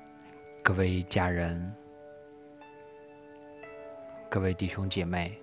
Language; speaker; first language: Chinese; native; Chinese